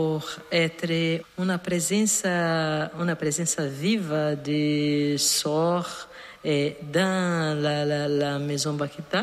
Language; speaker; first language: French; non-native, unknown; Portuguese